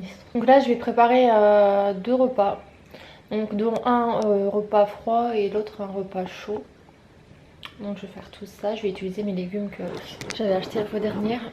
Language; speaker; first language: French; native; French